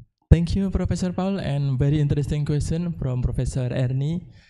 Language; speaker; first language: English; non-native, fluent; Indonesian